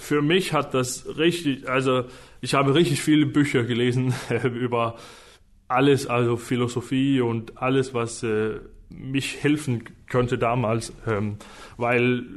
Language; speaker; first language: German; non-native, fluent; Danish